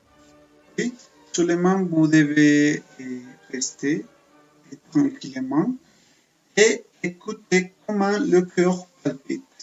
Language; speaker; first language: French; non-native, fluent; Spanish